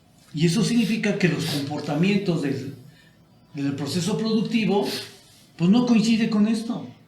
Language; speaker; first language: Spanish; native; Spanish